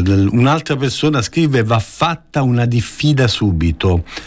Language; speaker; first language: Italian; native; Italian